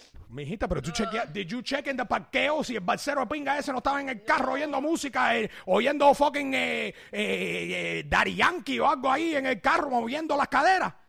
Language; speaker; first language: Spanish; early bilingual, heritage; Spanish